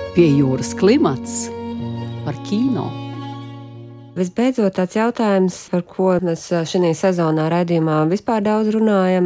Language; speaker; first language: Latvian; native; Latvian